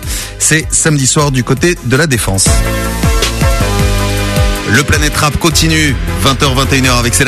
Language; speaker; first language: French; native; French